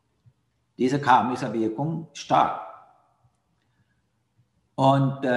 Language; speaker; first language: German; non-native, learner; Sinhala